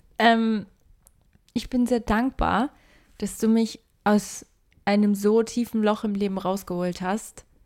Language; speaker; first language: German; early bilingual, other home language; Portuguese